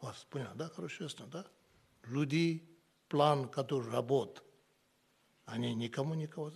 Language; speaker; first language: Russian; non-native, learner; Tibetan